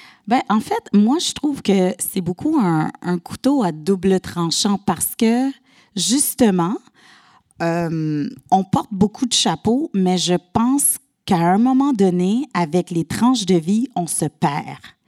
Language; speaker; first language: French; native; French